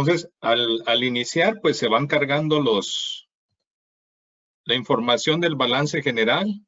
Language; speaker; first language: Spanish; native; Spanish